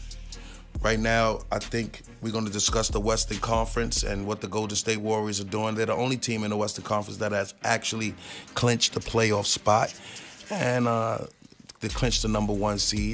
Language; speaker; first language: English; native; English